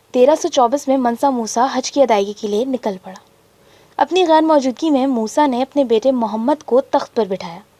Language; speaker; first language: Urdu; native; Urdu